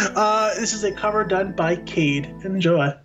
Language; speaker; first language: English; native; English